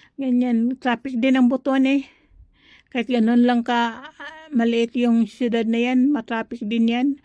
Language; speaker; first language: Filipino; non-native, local second language; Cebuano